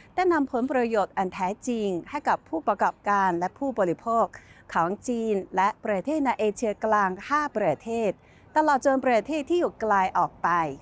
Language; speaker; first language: Thai; non-native, fluent; Chinese